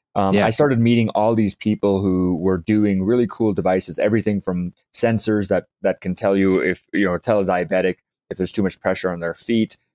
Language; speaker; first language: English; native; English